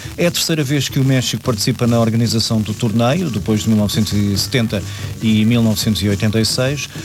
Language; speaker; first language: Portuguese; native; Portuguese